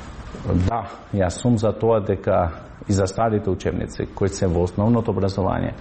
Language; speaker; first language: Macedonian; non-native, local second language; Albanian